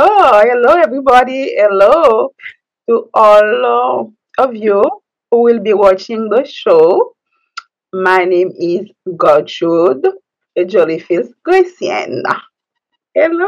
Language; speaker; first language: English; non-native, fluent; Haitian Creole